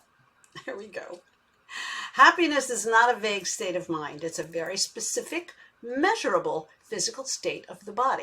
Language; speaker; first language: English; native; English